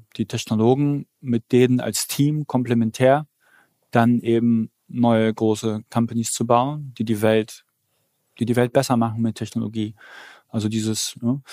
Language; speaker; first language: German; early bilingual, other home language; Polish